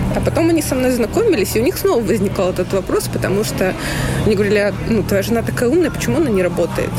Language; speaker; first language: Russian; native; Russian